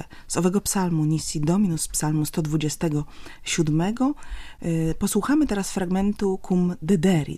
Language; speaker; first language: Polish; native; Polish